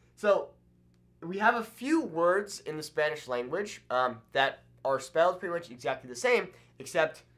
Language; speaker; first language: English; native; English